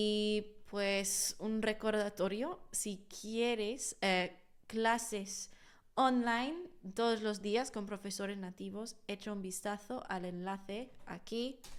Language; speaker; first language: Spanish; non-native, fluent; English